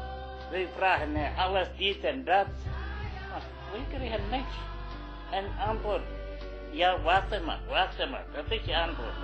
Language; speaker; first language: Dutch; non-native, learner; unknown